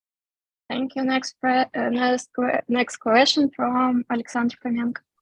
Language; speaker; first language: English; non-native, fluent; Russian